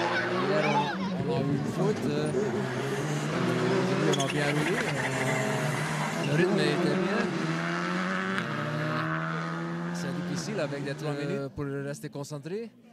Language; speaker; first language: French; non-native, local second language; Dutch